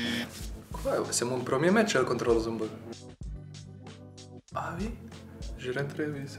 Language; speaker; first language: French; non-native, learner; Slovenian